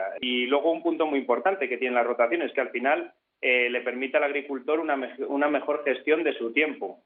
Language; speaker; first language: Spanish; native; Spanish